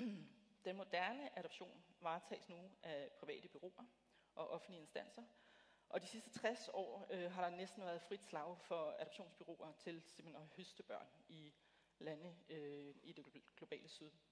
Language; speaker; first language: Danish; native; Danish